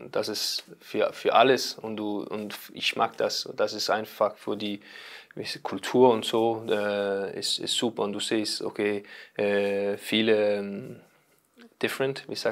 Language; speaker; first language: German; non-native, learner; Danish